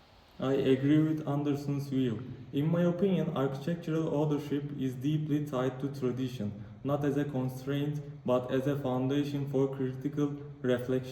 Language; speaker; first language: English; non-native, learner; Turkish